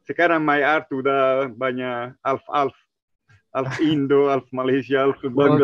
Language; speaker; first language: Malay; non-native, learner; Italian